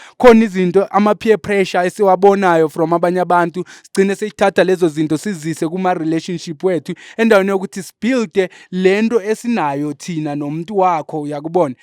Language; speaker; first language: Zulu; non-native, local second language; Xhosa